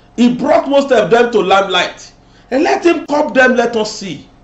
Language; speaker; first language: English; non-native, local second language; Yoruba